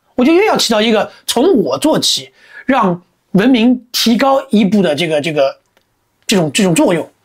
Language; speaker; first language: Chinese; native; Chinese